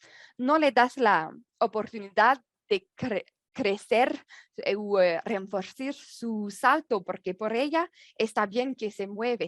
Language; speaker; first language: Spanish; non-native, learner; French